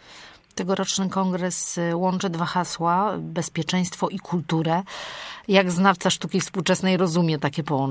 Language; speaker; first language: Polish; native; Polish